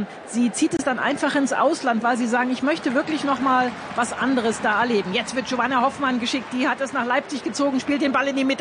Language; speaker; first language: German; native; German